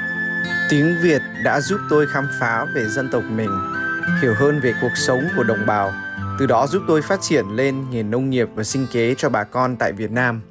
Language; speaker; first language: Vietnamese; early bilingual, heritage; Vietnamese